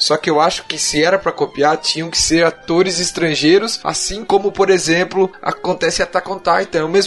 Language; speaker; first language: Portuguese; native; Portuguese